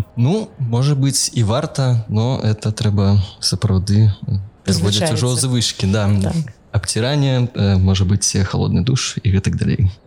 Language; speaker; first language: Belarusian; non-native, local second language; Russian